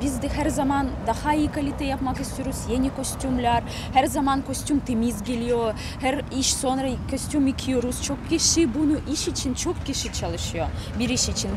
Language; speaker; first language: Turkish; non-native, learner; Russian